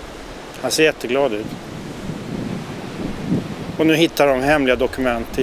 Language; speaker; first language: Swedish; native; Swedish